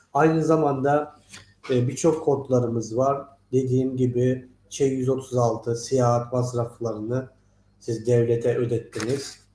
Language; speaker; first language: Turkish; non-native, fluent; Turkmen